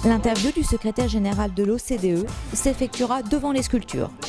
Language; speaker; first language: French; native; French